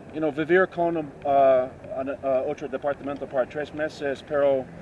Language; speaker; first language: Spanish; non-native, learner; English